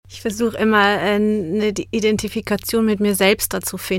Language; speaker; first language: German; non-native, fluent; Czech